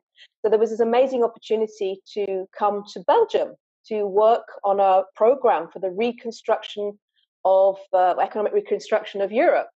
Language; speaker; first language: English; native; English